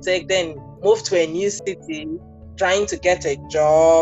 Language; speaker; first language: English; non-native, local second language; Ibibio